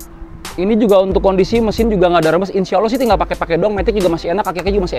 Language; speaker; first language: Indonesian; native; Indonesian